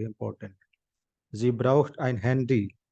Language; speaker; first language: German; non-native, fluent; Hindi